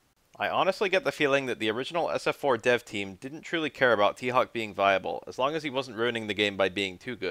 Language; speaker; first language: English; native; English